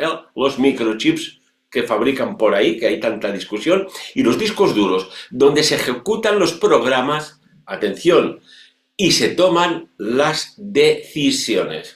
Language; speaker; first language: Spanish; non-native, local second language; Catalan